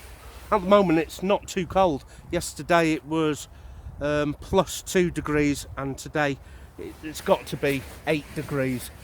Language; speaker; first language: English; native; English